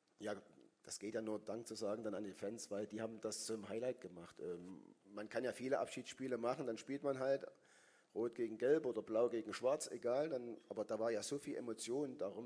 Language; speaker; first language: German; native; German